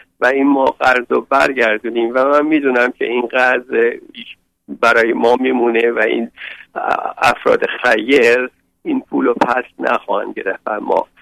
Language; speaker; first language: Persian; native; Persian